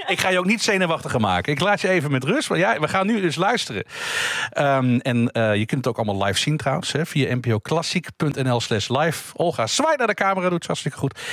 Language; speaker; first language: Dutch; native; Dutch